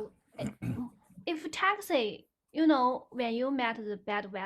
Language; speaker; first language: English; non-native, learner; Chinese